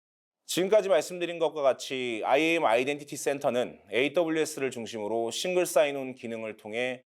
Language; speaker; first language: Korean; native; Korean